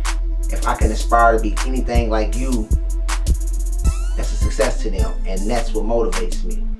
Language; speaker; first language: English; native; English